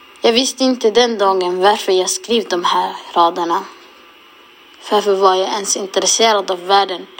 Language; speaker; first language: Swedish; non-native, local second language; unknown